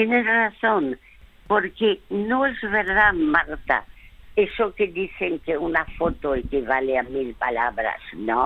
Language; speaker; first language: Spanish; early bilingual, other home language; French